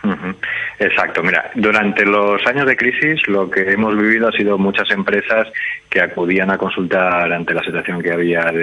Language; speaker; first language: Spanish; native; Spanish